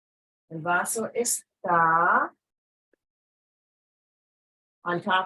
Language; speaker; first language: Spanish; non-native, fluent; English